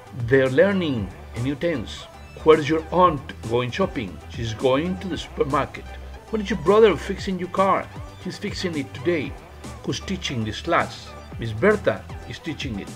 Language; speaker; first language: English; non-native, fluent; Spanish